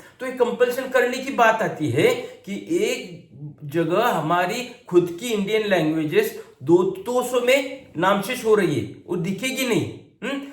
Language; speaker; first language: Hindi; non-native, local second language; Marathi